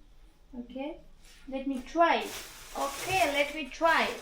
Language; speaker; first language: English; non-native, learner; Nepali